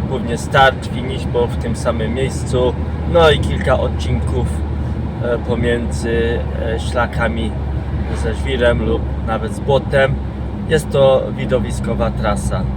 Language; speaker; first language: Polish; non-native, fluent; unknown